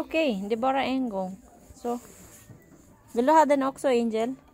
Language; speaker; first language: Swedish; non-native, learner; Filipino